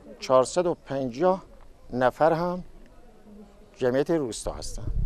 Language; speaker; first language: Persian; native; Persian